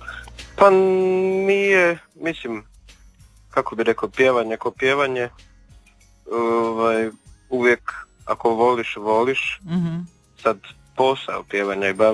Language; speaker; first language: Serbian; native; Serbian